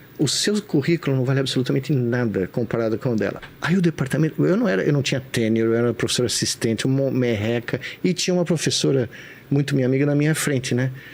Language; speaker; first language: Portuguese; native; Portuguese